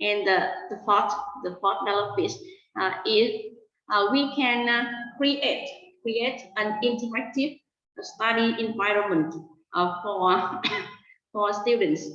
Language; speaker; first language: English; non-native, fluent; Vietnamese